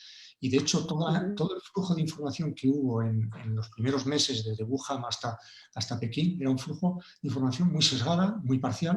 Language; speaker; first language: Spanish; native; Spanish